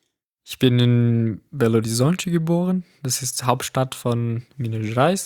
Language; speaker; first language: German; non-native, fluent; Portuguese